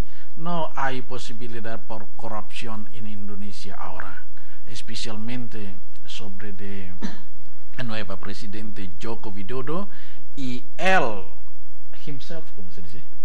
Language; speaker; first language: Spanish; non-native, learner; Indonesian